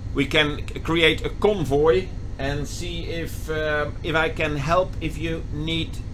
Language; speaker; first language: English; non-native, fluent; Dutch